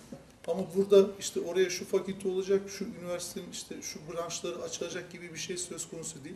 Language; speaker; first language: Turkish; native; Turkish